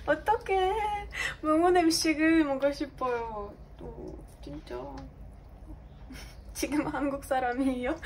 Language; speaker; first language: Korean; non-native, learner; Ukrainian